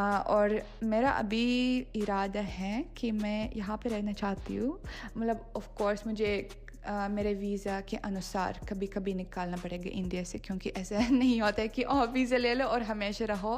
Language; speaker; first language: Hindi; non-native, fluent; Russian